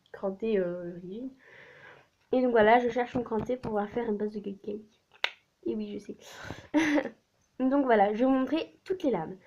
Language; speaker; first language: French; native; French